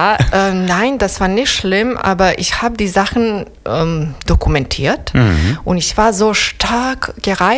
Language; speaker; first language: German; non-native, fluent; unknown